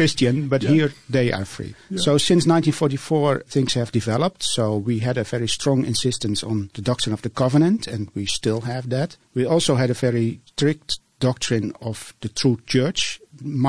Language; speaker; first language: English; non-native, fluent; Dutch